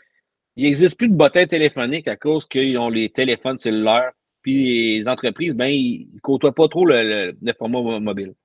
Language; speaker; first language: French; native; French